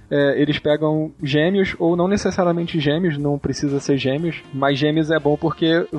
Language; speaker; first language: Portuguese; native; Portuguese